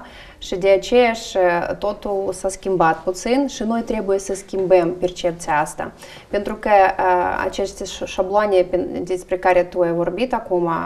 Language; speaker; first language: Romanian; non-native, learner; Russian